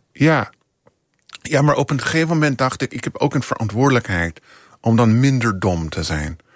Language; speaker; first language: Dutch; non-native, fluent; English